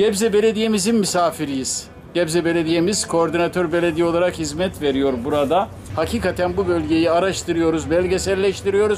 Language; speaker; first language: Turkish; native; Turkish